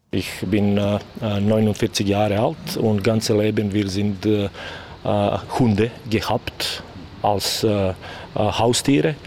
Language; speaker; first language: German; non-native, learner; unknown